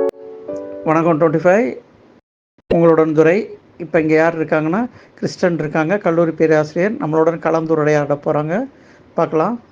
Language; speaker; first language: Tamil; native; Tamil